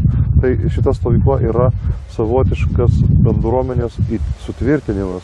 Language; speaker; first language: Lithuanian; native; Lithuanian